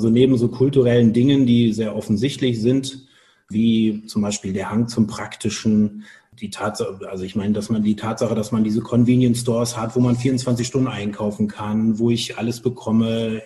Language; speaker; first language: German; native; German